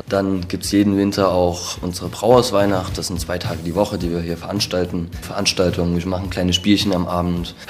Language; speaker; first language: German; native; German